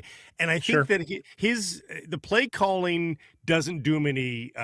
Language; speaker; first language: English; native; English